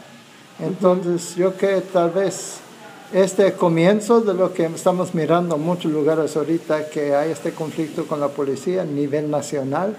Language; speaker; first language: Spanish; non-native, fluent; English